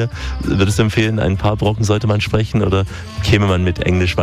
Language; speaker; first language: German; native; German